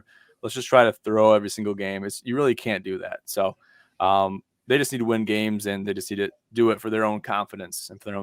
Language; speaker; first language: English; native; English